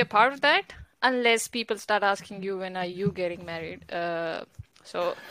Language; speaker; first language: English; non-native, local second language; Hindi